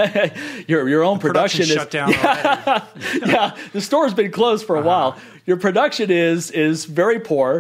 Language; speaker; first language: English; native; English